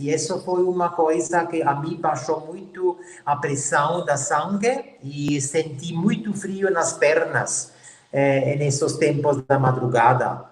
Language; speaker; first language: Portuguese; non-native, learner; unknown